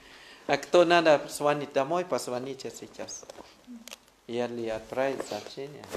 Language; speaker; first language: Russian; non-native, learner; Thai